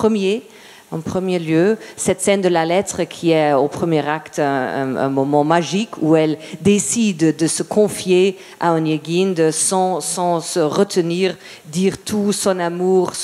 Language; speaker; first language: French; non-native, fluent; German